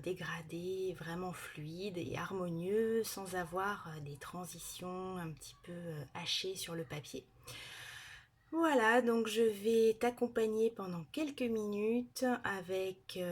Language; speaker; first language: French; native; French